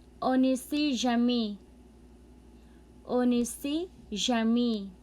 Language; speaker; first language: French; non-native, learner; Cebuano